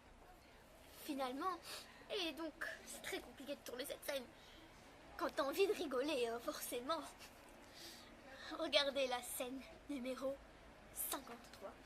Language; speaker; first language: French; native; French